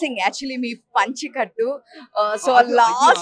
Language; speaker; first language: Telugu; native; Telugu